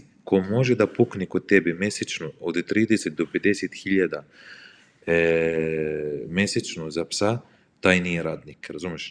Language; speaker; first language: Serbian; non-native, learner; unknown